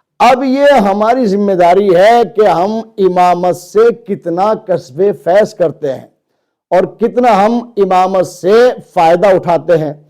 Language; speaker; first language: Urdu; native; Urdu